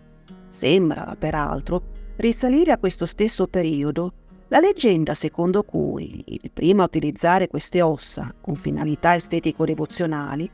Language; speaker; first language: Italian; native; Italian